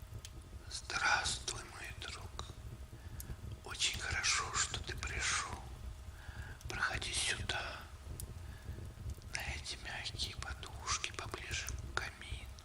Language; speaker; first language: Russian; native; Russian